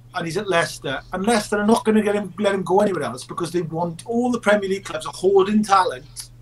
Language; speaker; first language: English; native; English